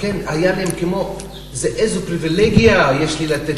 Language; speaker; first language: Hebrew; non-native, fluent; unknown